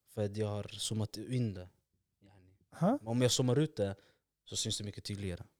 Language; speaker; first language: Swedish; early bilingual, other home language; Arabic